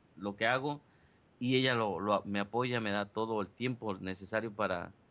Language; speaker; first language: Spanish; native; Spanish